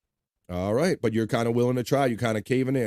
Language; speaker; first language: English; native; English